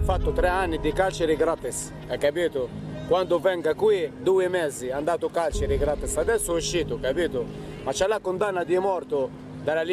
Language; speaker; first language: Italian; non-native, learner; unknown